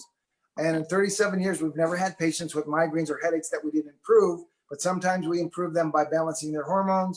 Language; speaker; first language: English; native; English